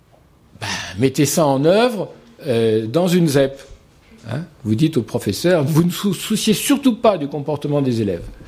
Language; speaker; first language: French; native; French